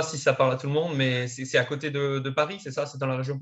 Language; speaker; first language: French; native; French